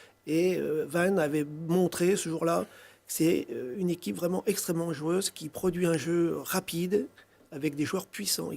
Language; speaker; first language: French; native; French